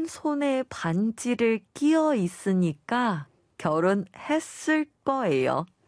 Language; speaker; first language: Korean; non-native, learner; Chinese